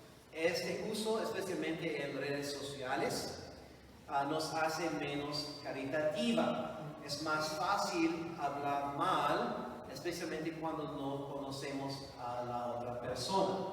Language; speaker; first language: Spanish; non-native, fluent; English